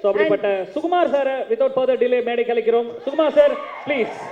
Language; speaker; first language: Tamil; native; Tamil